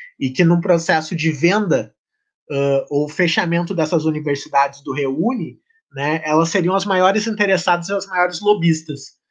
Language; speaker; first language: Portuguese; native; Portuguese